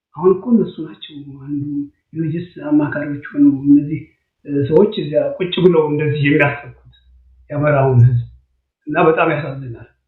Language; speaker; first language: Amharic; native; Amharic